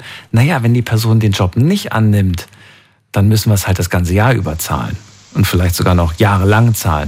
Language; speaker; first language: German; native; German